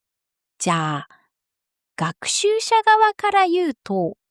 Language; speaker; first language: Japanese; non-native, fluent; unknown